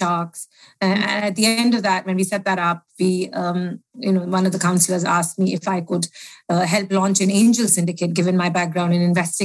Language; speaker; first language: English; non-native, local second language; Hindi